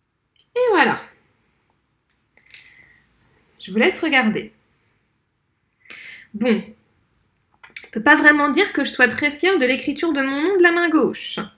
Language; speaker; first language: French; native; French